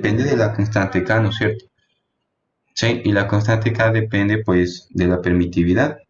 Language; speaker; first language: Spanish; native; Spanish